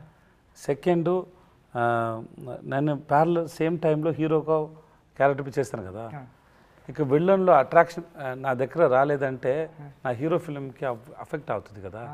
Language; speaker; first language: Telugu; non-native, learner; Tamil